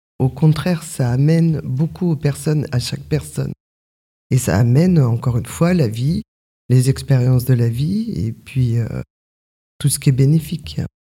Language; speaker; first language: French; native; French